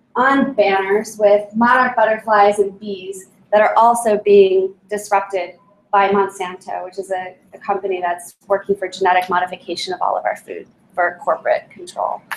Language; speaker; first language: English; native; English